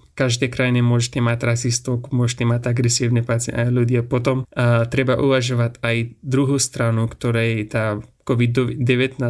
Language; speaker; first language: Slovak; non-native, fluent; Persian